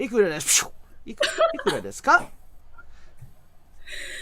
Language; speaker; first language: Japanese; non-native, fluent; English